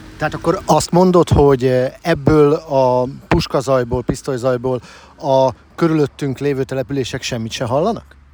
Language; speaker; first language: Hungarian; native; Hungarian